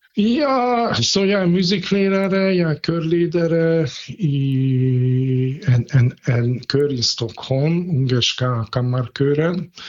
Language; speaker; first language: Swedish; non-native, fluent; Hungarian